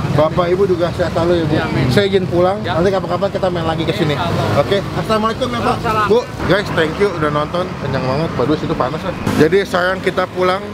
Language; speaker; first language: Indonesian; native; Indonesian